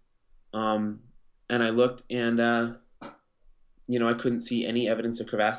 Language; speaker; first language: English; native; English